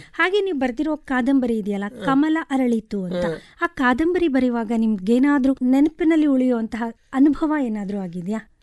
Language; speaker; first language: Kannada; native; Kannada